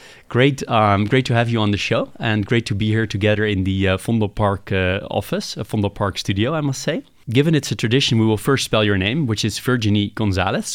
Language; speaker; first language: English; non-native, fluent; Dutch